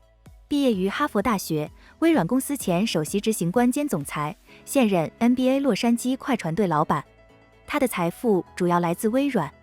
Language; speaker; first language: Chinese; native; Chinese